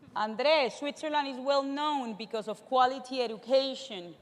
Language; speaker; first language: English; non-native, fluent; Spanish